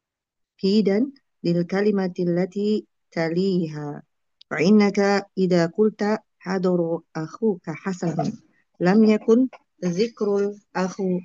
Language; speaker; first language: Arabic; non-native, learner; Indonesian